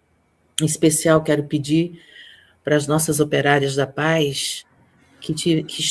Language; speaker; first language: Portuguese; native; Portuguese